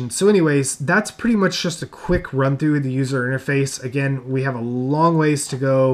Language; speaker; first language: English; native; English